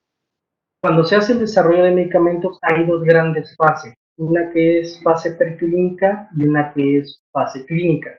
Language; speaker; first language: Spanish; native; Spanish